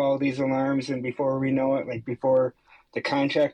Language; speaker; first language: English; native; English